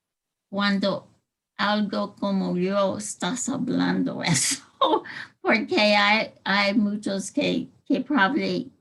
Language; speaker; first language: Spanish; early bilingual, heritage; English